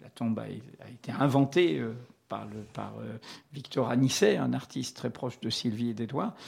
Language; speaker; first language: French; native; French